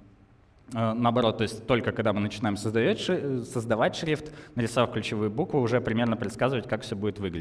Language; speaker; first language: Russian; native; Russian